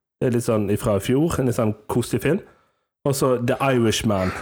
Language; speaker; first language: Norwegian; native; Norwegian